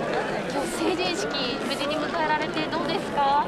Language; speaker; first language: Japanese; native; Japanese